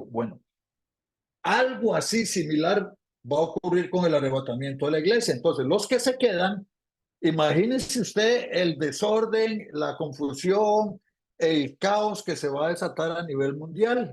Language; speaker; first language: Spanish; native; Spanish